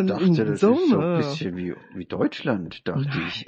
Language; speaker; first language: German; native; German